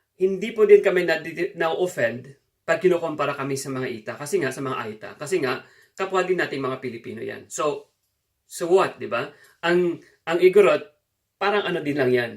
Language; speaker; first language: Filipino; non-native, local second language; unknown